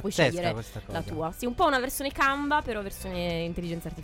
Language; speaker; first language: Italian; native; Italian